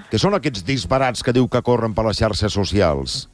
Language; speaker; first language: Catalan; native; Catalan